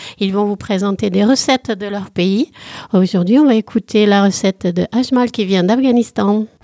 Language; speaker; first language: French; native; French